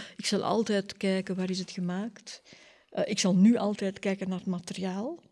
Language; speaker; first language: Dutch; native; Dutch